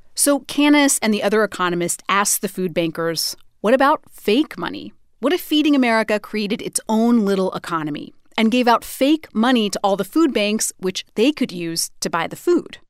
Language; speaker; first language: English; native; English